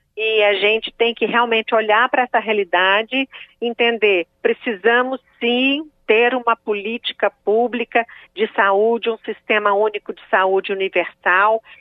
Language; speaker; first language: Portuguese; native; Portuguese